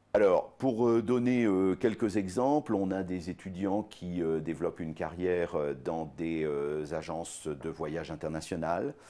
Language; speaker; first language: French; native; French